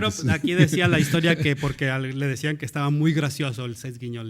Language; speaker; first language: Spanish; native; Spanish